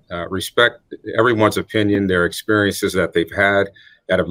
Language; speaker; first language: English; native; English